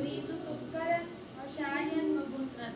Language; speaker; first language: Arabic; non-native, learner; Urdu